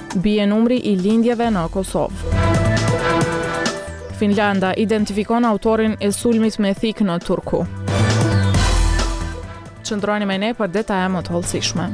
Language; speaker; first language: Albanian; native; Albanian